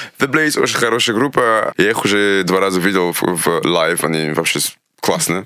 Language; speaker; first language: Russian; early bilingual, heritage; Russian